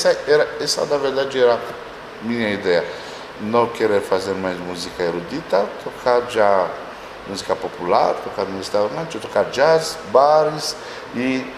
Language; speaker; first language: Portuguese; non-native, fluent; Romanian